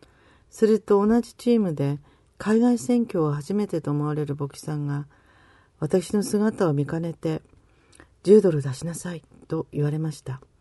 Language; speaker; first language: Japanese; native; Japanese